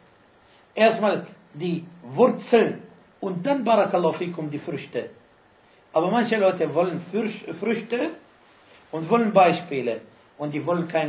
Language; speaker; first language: German; non-native, fluent; Arabic